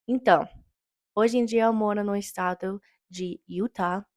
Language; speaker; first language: Portuguese; non-native, fluent; English